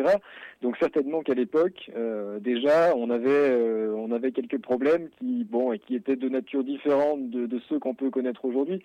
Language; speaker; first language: French; native; French